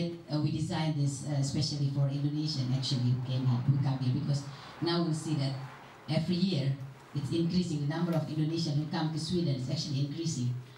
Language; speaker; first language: English; non-native, fluent; Indonesian